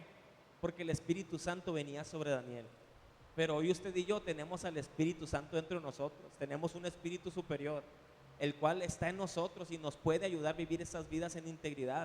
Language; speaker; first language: Spanish; native; Spanish